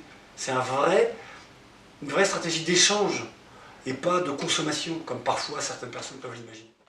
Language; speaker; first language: French; native; French